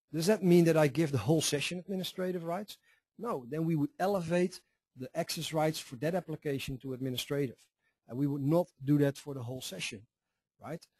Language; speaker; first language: English; non-native, fluent; Dutch